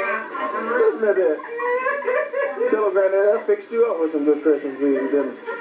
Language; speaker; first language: English; native; English